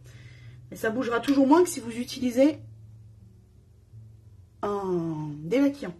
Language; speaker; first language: French; native; French